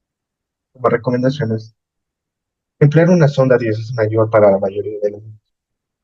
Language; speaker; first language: Spanish; native; Spanish